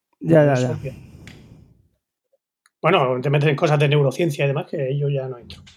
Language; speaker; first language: Spanish; native; Spanish